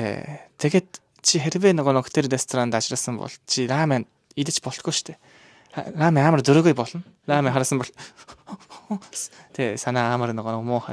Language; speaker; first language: Mongolian; non-native, learner; Japanese